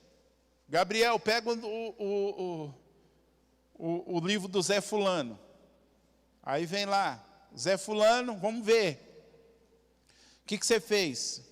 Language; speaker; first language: Portuguese; native; Portuguese